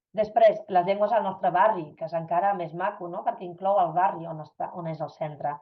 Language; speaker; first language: Catalan; non-native, fluent; German